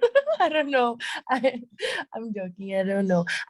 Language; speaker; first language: English; non-native, learner; Portuguese